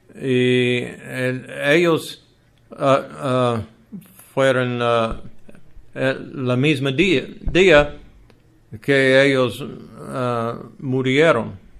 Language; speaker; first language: Spanish; non-native, learner; English